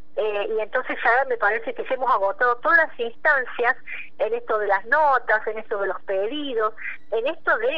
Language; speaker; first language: Spanish; native; Spanish